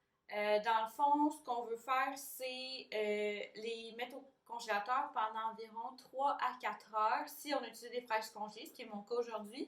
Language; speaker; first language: French; native; French